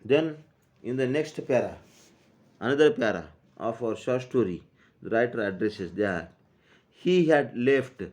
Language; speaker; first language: English; non-native, local second language; Marathi